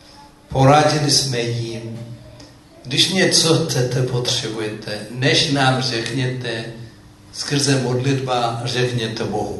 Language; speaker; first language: Czech; non-native, fluent; Amharic